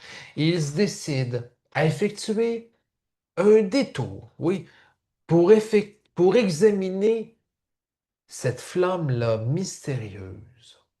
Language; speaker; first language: French; native; French